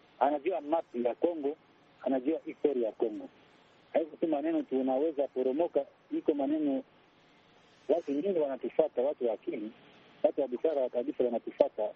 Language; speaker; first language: Swahili; non-native, local second language; Kinyarwanda